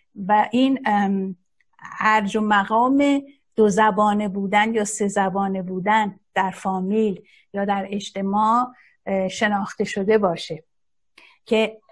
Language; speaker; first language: Persian; non-native, local second language; Azerbaijani